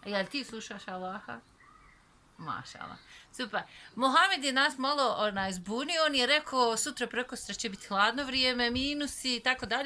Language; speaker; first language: Bosnian; native; Bosnian